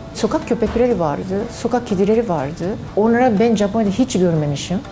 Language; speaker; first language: Turkish; non-native, learner; Japanese